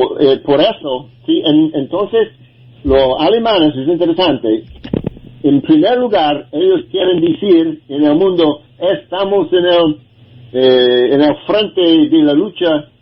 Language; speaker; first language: Spanish; non-native, learner; English